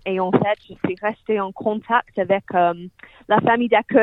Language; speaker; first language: French; non-native, fluent; English